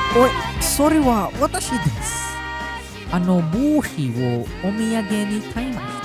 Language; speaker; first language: Japanese; non-native, learner; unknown